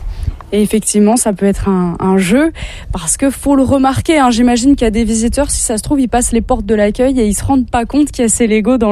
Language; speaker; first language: French; native; French